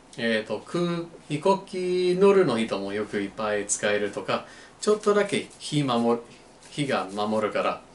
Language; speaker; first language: Japanese; non-native, learner; English